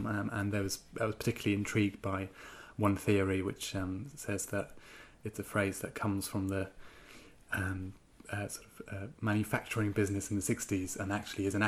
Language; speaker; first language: English; non-native, fluent; German